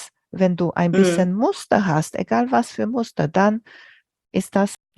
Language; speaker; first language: German; non-native, fluent; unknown